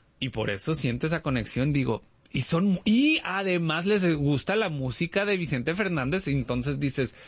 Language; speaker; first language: Spanish; early bilingual, heritage; Spanish